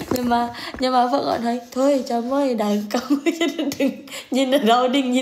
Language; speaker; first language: Vietnamese; non-native, learner; Javanese